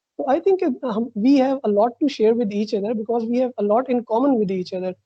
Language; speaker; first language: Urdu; non-native, local second language; Punjabi